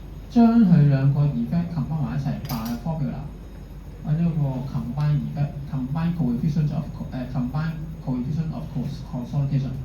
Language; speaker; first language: Cantonese; native; Cantonese